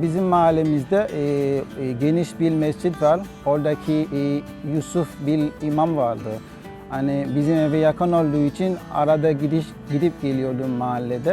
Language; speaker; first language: Turkish; non-native, learner; Haitian Creole